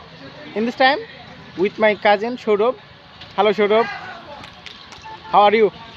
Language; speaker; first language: English; non-native, learner; Bangla